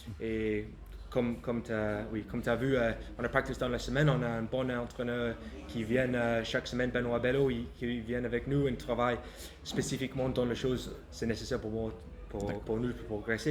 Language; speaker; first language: French; non-native, learner; English